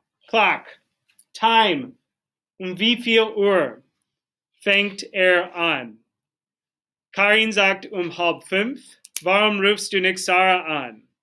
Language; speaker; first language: German; non-native, fluent; English